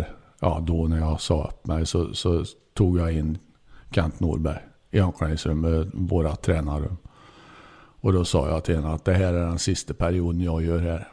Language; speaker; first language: Swedish; native; Swedish